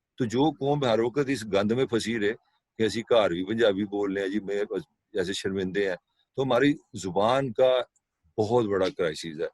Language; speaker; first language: Urdu; non-native, local second language; Punjabi